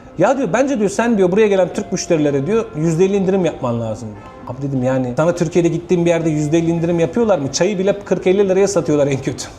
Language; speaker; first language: Turkish; native; Turkish